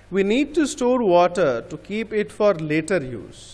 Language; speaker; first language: English; non-native, local second language; Bangla